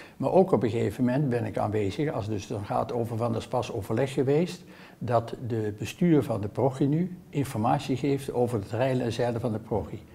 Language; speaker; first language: Dutch; native; Dutch